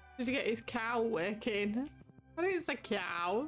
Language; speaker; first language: English; native; English